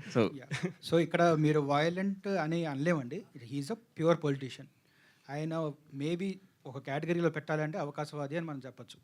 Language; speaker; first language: Telugu; native; Telugu